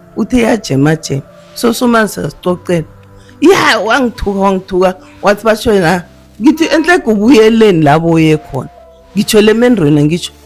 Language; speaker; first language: Zulu; non-native, local second language; South Ndebele